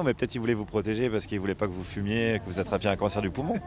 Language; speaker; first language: French; native; French